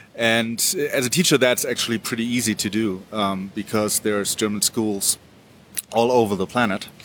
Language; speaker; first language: English; non-native, fluent; German